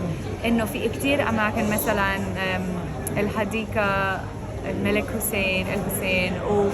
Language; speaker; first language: Arabic; non-native, fluent; English